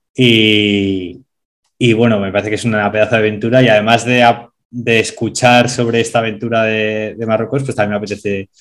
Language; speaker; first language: Spanish; native; Spanish